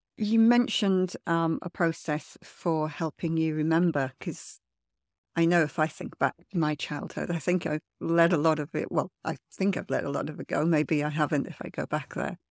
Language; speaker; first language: English; native; English